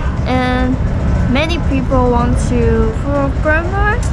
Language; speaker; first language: English; non-native, learner; Chinese